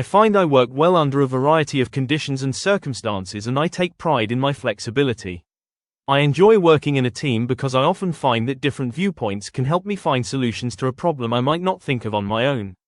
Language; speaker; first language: English; non-native, fluent; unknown